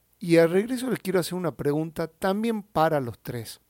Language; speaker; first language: Spanish; native; Spanish